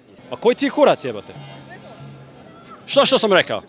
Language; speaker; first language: Serbian; non-native, learner; English